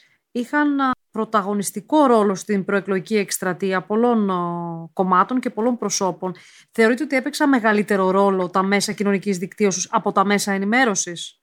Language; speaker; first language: Greek; native; Greek